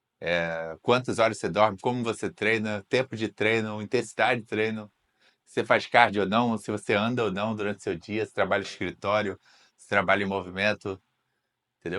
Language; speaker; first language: Portuguese; native; Portuguese